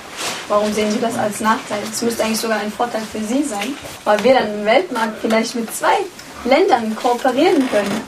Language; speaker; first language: German; early bilingual, other home language; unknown